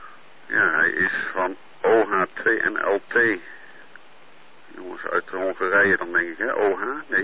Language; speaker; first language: Dutch; native; Dutch